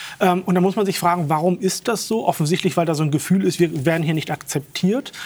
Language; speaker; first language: German; native; German